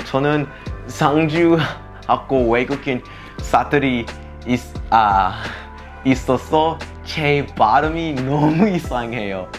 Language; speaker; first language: Korean; non-native, learner; English